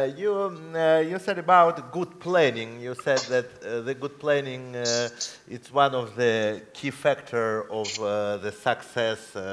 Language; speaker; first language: English; non-native, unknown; Russian